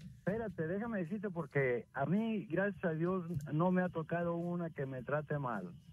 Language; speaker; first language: Spanish; native; Spanish